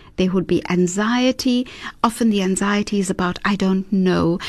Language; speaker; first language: English; early bilingual, other home language; Afrikaans